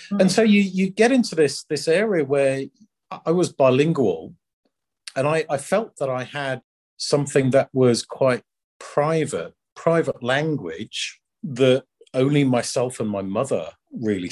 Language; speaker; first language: English; native; English